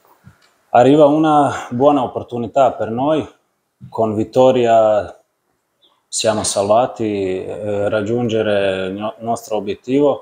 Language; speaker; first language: Italian; non-native, learner; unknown